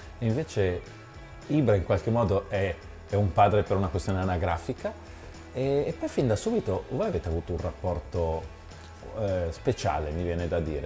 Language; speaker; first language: Italian; native; Italian